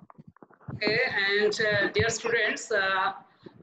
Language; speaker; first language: English; non-native, learner; Bangla